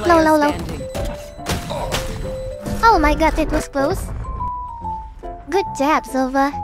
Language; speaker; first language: English; non-native, learner; Indonesian